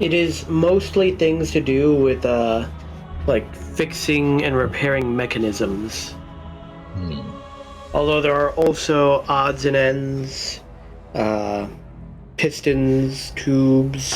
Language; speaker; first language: English; native; English